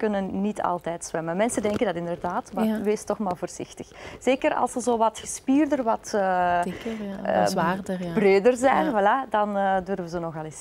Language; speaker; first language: Dutch; native; Dutch